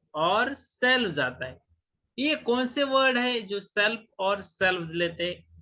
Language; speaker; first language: Hindi; non-native, local second language; Marathi